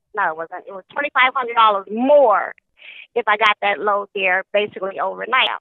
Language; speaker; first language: English; native; English